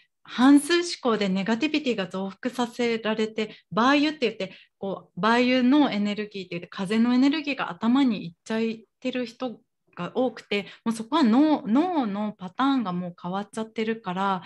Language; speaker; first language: Japanese; native; Japanese